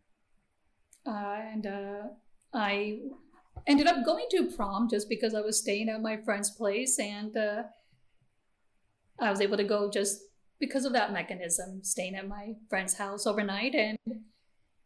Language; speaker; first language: English; early bilingual, other home language; Gujarati